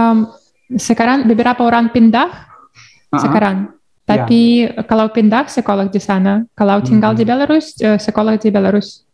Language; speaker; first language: Indonesian; non-native, learner; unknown